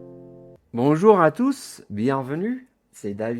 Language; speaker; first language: French; non-native, fluent; English